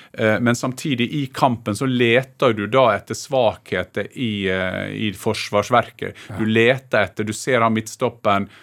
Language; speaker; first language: Norwegian; native; Norwegian